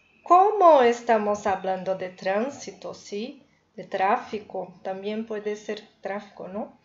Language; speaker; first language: Spanish; non-native, fluent; Portuguese